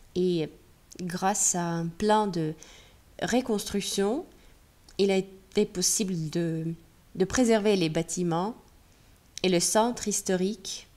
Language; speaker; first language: French; non-native, fluent; Russian